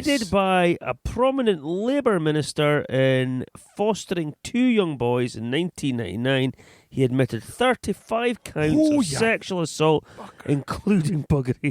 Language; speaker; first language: English; native; English